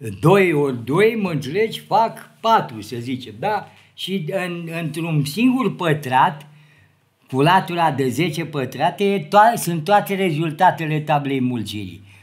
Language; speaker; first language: Romanian; native; Romanian